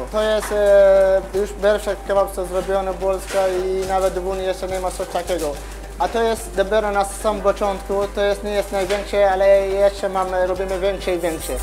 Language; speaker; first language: Polish; non-native, learner; Arabic